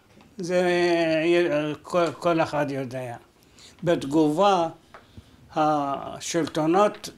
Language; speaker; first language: Hebrew; non-native, fluent; Arabic